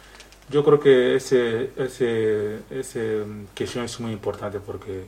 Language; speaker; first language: Spanish; non-native, learner; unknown